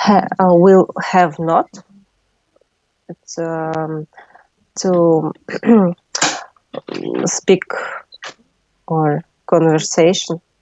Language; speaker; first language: English; non-native, learner; Russian